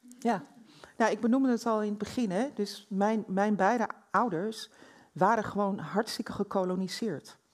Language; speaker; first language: Dutch; native; Dutch